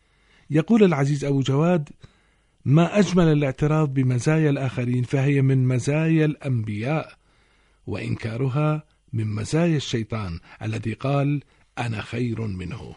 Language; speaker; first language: Arabic; native; Arabic